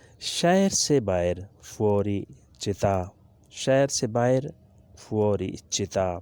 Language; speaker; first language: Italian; non-native, learner; Urdu